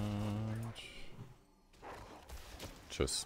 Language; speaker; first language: German; native; German